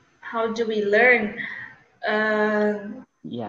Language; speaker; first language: English; non-native, learner; Portuguese